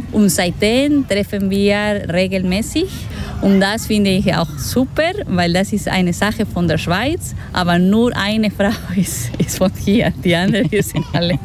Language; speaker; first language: German; non-native, fluent; Spanish